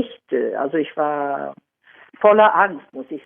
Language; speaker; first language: German; non-native, fluent; Swedish